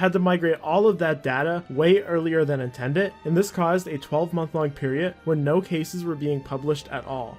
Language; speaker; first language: English; native; English